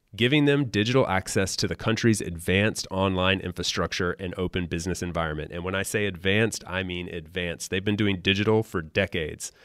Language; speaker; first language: English; native; English